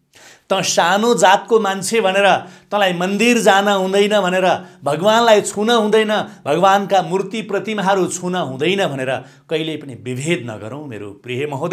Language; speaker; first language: Nepali; native; Nepali